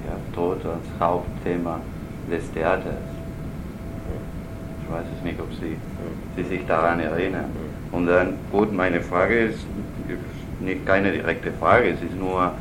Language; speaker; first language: German; non-native, learner; Spanish